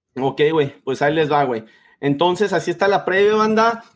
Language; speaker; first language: Spanish; native; Spanish